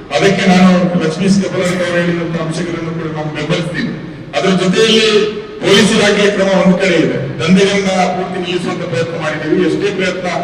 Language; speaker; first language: Kannada; non-native, local second language; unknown